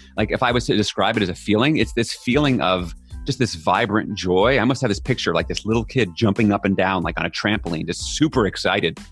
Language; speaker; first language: English; native; English